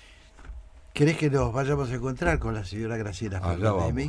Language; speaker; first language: Spanish; native; Spanish